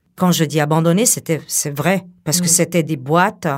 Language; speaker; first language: French; non-native, fluent; Portuguese